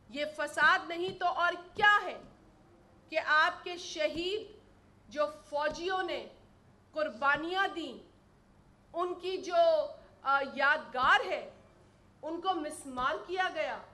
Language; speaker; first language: Urdu; native; Urdu